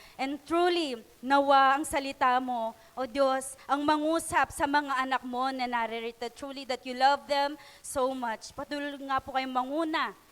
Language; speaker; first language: Filipino; non-native, local second language; Pampanga